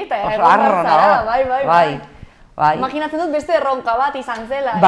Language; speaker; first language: Basque; native; Basque